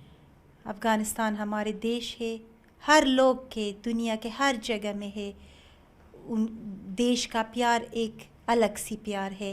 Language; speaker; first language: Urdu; non-native, learner; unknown